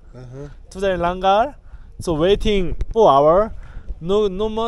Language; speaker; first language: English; non-native, learner; Korean